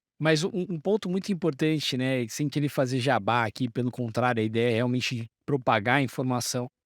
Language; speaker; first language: Portuguese; native; Portuguese